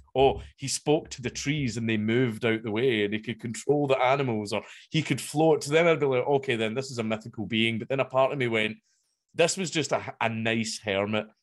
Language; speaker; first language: English; native; English